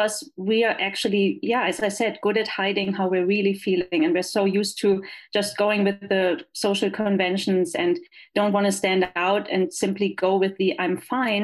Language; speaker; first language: English; non-native, fluent; German